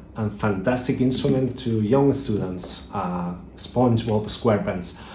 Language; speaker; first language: English; non-native, fluent; Catalan